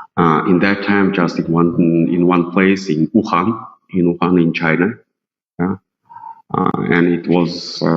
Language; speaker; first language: English; non-native, fluent; Russian